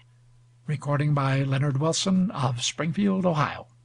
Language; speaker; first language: English; native; English